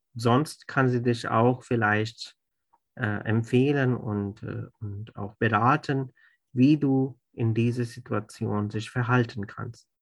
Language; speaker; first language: German; non-native, fluent; Urdu